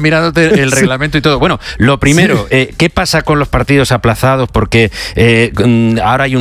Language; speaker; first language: Spanish; native; Spanish